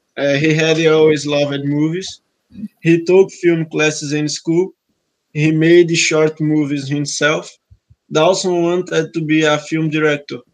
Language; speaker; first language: English; non-native, learner; Portuguese